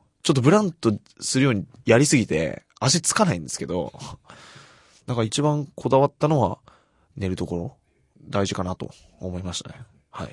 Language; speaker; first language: Japanese; native; Japanese